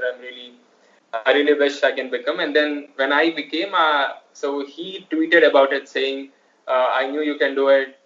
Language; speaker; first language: English; non-native, local second language; Telugu